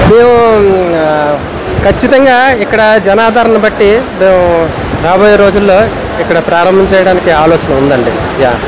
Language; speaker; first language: Telugu; native; Telugu